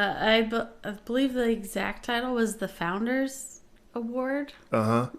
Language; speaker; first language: English; native; English